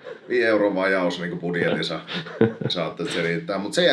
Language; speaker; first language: Finnish; native; Finnish